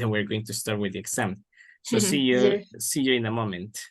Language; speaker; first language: English; non-native, fluent; Spanish